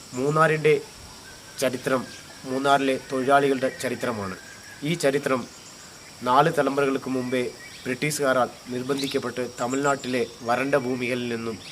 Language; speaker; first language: Malayalam; non-native, local second language; Tamil